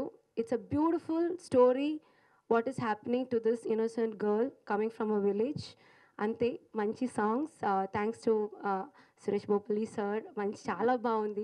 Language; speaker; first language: Telugu; non-native, learner; Malayalam